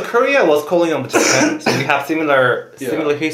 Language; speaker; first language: English; non-native, fluent; Korean